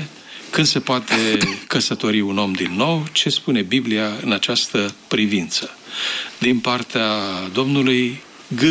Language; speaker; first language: Romanian; native; Romanian